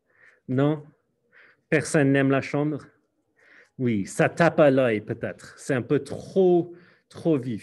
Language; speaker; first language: French; non-native, fluent; English